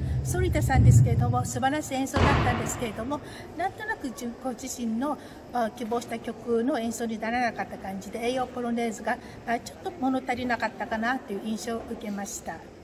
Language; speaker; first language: Japanese; native; Japanese